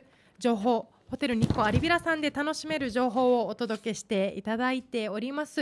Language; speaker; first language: Japanese; native; Japanese